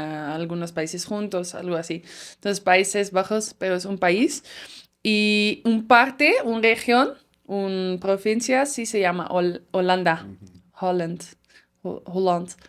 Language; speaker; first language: Spanish; non-native, fluent; Dutch